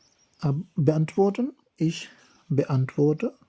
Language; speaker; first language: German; non-native, learner; Urdu